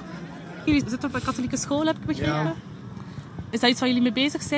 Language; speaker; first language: Dutch; native; Dutch